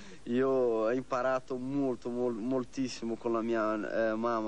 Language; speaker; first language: Italian; non-native, fluent; Portuguese